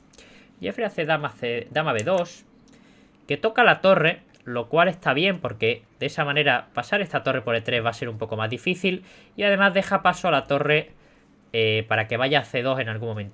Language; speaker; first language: Spanish; native; Spanish